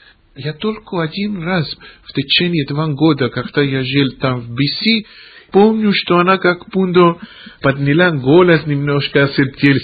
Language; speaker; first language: Russian; non-native, fluent; Greek